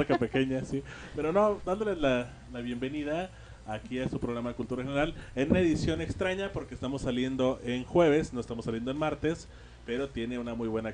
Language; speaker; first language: Spanish; native; Spanish